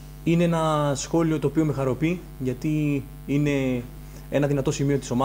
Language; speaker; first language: Greek; native; Greek